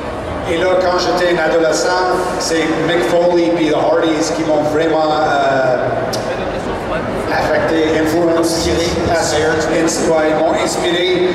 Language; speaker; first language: French; non-native, local second language; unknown